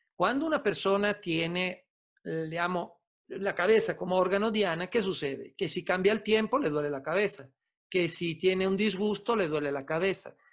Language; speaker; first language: Spanish; non-native, fluent; Italian